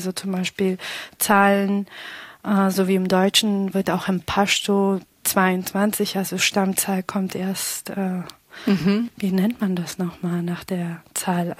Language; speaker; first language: German; early bilingual, other home language; Pashto